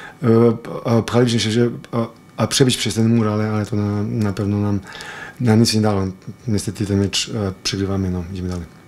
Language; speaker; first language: Polish; non-native, fluent; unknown